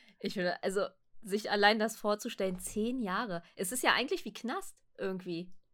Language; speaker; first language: German; native; German